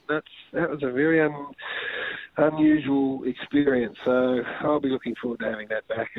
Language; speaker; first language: English; native; English